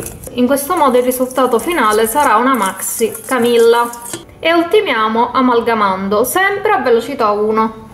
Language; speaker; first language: Italian; native; Italian